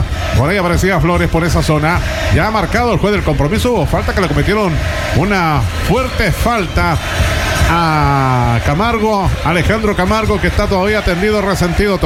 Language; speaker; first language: Spanish; native; Spanish